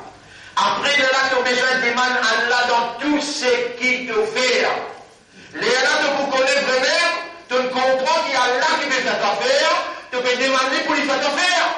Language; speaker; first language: French; non-native, local second language; Morisyen